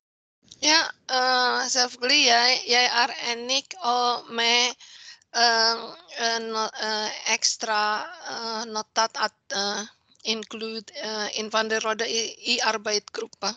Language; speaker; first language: Norwegian; non-native, learner; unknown